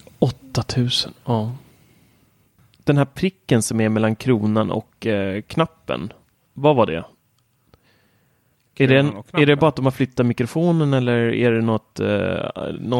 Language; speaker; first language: Swedish; native; Swedish